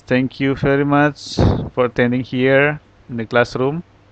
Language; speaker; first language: English; non-native, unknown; Indonesian